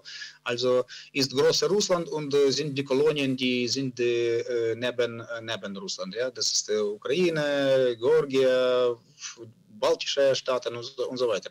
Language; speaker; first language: German; non-native, learner; Ukrainian